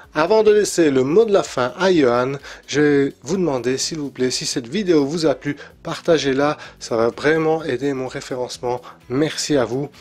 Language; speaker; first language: French; native; French